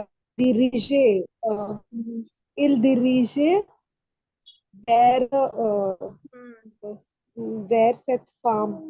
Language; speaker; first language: French; non-native, learner; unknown